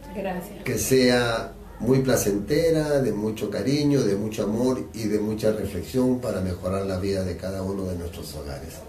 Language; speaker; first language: Spanish; native; Spanish